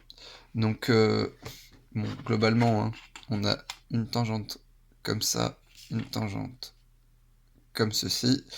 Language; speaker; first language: French; native; French